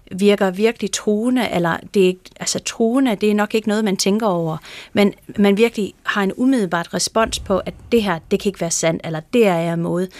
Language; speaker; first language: Danish; non-native, fluent; English